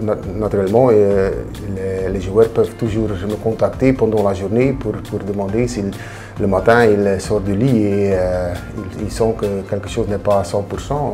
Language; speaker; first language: French; non-native, local second language; Dutch